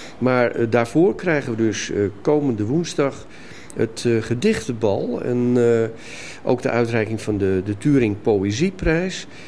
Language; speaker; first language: Dutch; native; Dutch